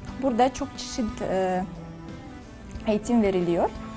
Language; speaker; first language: Turkish; non-native, learner; Russian